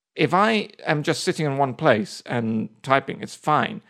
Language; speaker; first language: English; native; English